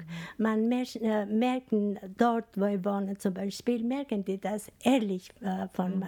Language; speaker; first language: German; non-native, learner; Albanian